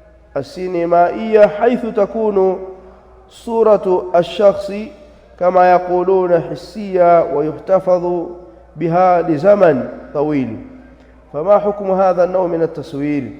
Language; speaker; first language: Arabic; non-native, fluent; Swahili